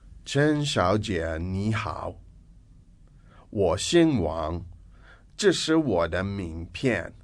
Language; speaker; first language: Chinese; non-native, fluent; English